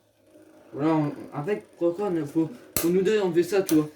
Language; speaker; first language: French; native; French